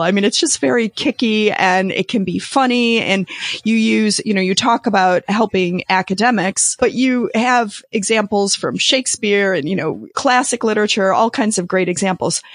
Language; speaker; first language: English; native; English